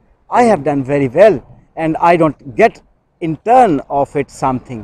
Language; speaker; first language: English; non-native, local second language; Urdu